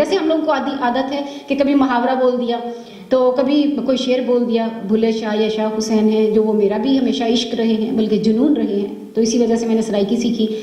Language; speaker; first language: Urdu; native; Urdu